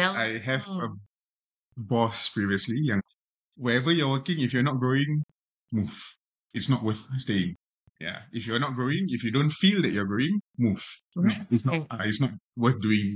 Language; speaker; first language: English; non-native, local second language; Malay